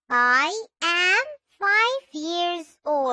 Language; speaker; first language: English; non-native, learner; Urdu